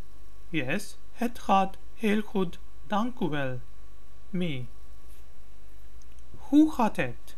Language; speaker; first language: Dutch; non-native, learner; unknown